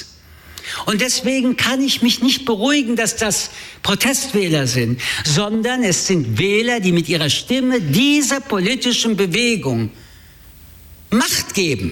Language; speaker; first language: German; early bilingual, other home language; French